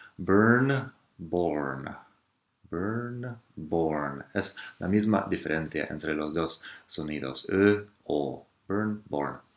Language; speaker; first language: Spanish; non-native, fluent; English